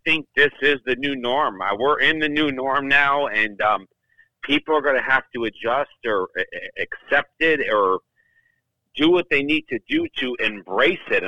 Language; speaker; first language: English; native; English